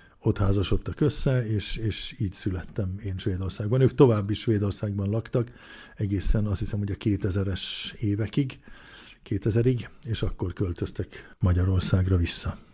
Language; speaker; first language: Hungarian; early bilingual, heritage; Hungarian